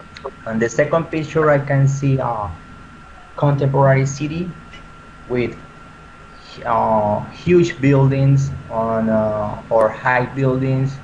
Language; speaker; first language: English; non-native, learner; Spanish